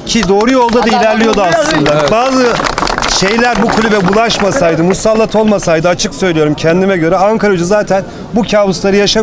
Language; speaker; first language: Turkish; native; Turkish